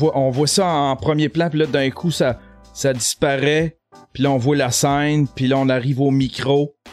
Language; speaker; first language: French; native; French